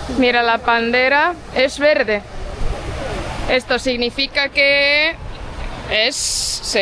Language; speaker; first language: Spanish; non-native, fluent; Estonian